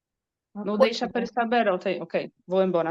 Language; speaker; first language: Portuguese; non-native, learner; Polish